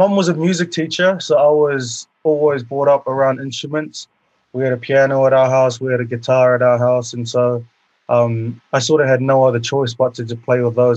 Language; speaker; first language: English; native; English